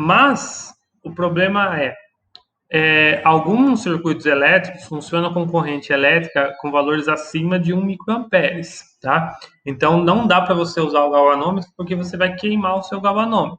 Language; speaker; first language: Portuguese; native; Portuguese